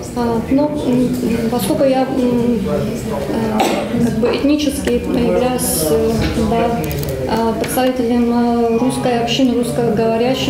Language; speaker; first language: Russian; native; Russian